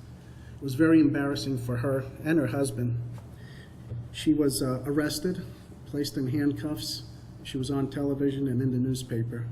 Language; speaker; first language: English; native; English